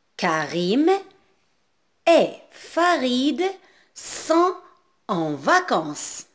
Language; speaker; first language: French; non-native, local second language; Arabic